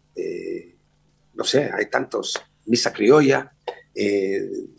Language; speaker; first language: Spanish; early bilingual, other home language; Hebrew